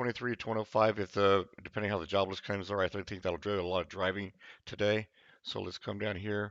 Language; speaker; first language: English; native; English